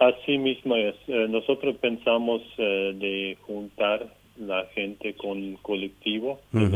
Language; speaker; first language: Spanish; non-native, local second language; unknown